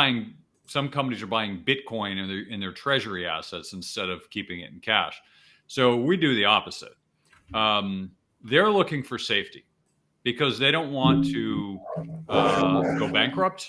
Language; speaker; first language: English; native; English